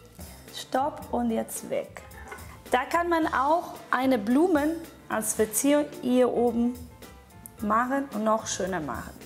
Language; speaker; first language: German; non-native, fluent; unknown